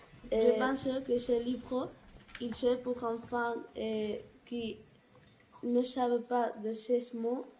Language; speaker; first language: French; non-native, learner; Catalan